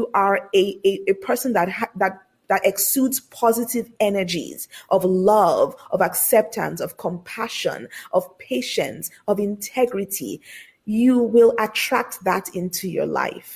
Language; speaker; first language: English; non-native, local second language; Yoruba